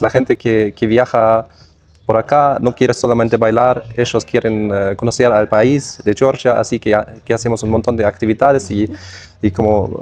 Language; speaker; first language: Spanish; non-native, fluent; German